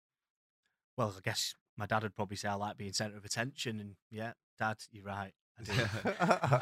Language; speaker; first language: English; native; English